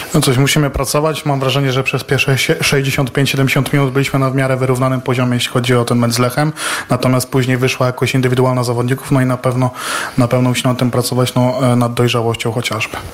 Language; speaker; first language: Polish; native; Polish